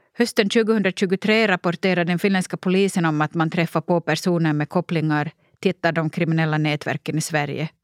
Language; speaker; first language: Swedish; native; Swedish